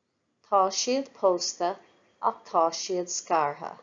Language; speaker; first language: Irish; non-native, fluent; English